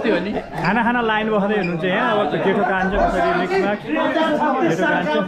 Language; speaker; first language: Nepali; native; Nepali